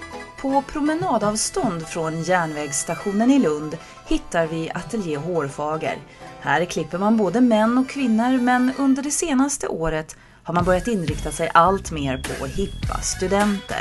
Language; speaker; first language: Swedish; native; Swedish